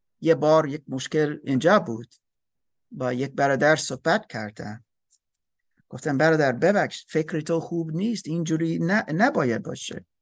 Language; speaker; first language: Persian; non-native, learner; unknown